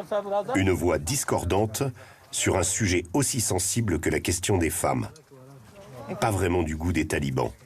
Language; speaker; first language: French; native; French